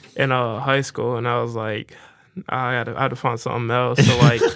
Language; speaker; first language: English; native; English